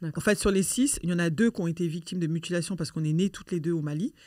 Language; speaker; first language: French; native; French